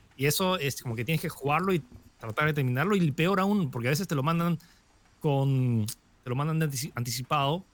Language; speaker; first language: Spanish; early bilingual, other home language; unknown